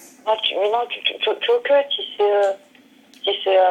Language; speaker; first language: French; native; French